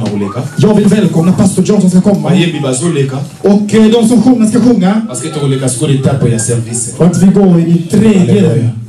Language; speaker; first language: Swedish; non-native, fluent; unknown